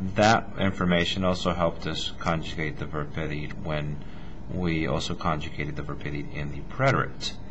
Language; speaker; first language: English; native; English